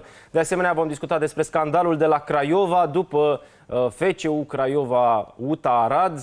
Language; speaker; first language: Romanian; native; Romanian